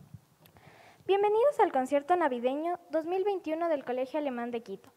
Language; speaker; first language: Spanish; native; Spanish